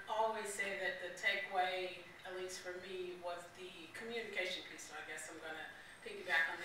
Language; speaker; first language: English; native; English